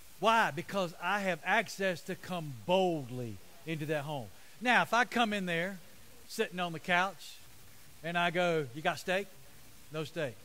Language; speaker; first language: English; native; English